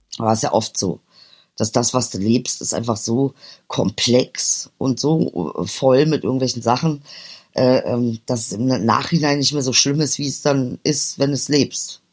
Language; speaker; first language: German; early bilingual, other home language; Turkish